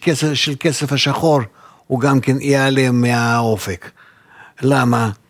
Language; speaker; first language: Hebrew; non-native, fluent; Russian